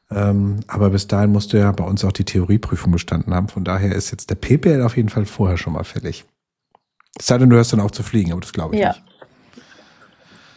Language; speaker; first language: German; native; German